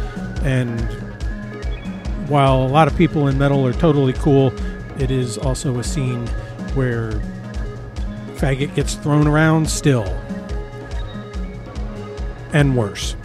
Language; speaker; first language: English; native; English